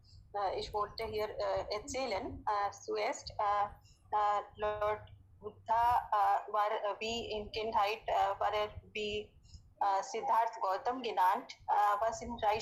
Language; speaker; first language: German; non-native, learner; Hindi